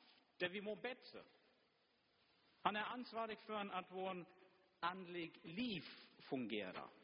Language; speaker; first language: Swedish; non-native, fluent; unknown